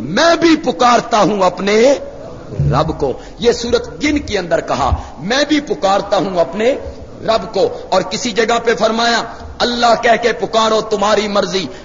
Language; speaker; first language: Urdu; non-native, local second language; Punjabi